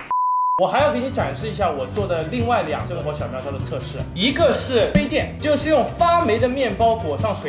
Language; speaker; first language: Chinese; native; Chinese